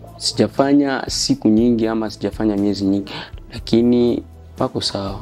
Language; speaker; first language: Swahili; native; Swahili